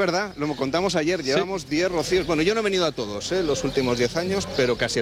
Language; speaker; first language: Spanish; native; Spanish